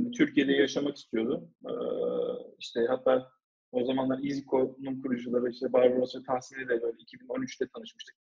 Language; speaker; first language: Turkish; early bilingual, heritage; Turkish